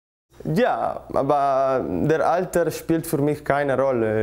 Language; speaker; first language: German; non-native, learner; Italian